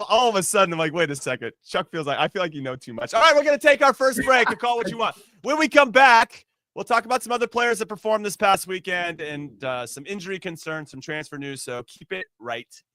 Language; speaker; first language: English; native; English